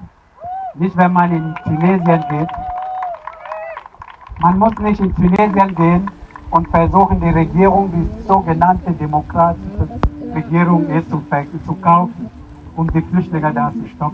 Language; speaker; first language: German; non-native, fluent; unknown